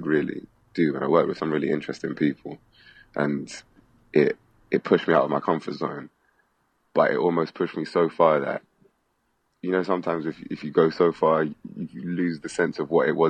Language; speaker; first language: English; native; English